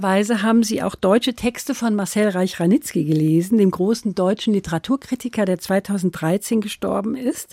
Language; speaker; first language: German; native; German